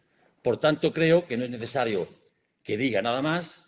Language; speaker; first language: Spanish; native; Spanish